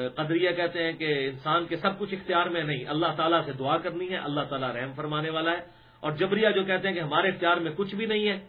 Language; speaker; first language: Urdu; non-native, local second language; Punjabi